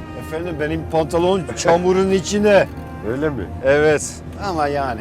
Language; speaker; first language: Turkish; non-native, fluent; Dutch